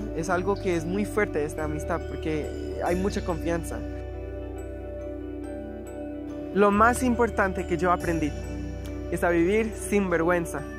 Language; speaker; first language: Spanish; non-native, fluent; English